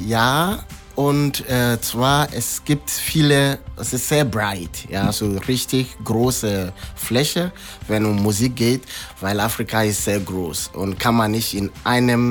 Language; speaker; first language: German; non-native, learner; Akan